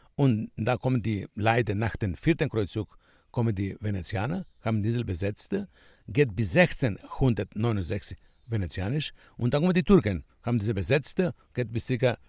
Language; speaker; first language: German; non-native, fluent; Greek